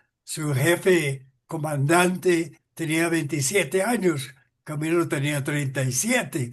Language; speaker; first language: Spanish; non-native, fluent; English